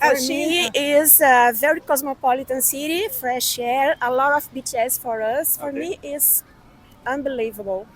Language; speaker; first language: English; non-native, learner; Portuguese